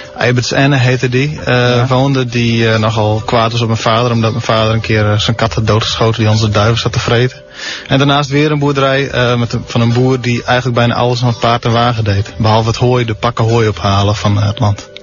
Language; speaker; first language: Dutch; non-native, local second language; Western Frisian